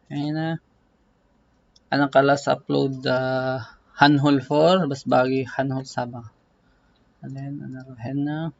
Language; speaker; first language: Arabic; non-native, learner; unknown